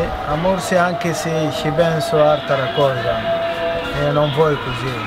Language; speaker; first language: Italian; non-native, learner; Arabic